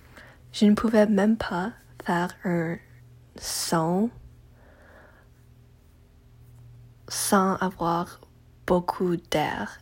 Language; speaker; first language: French; non-native, learner; English